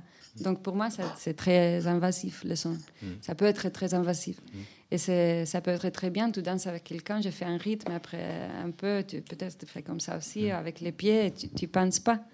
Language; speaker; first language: French; non-native, fluent; Spanish